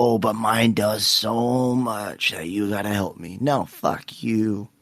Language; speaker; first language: English; native; English